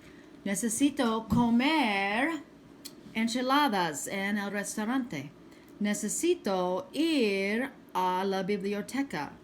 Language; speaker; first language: Spanish; non-native, fluent; English